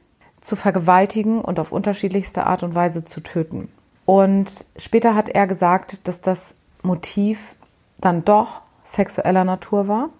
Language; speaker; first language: German; native; German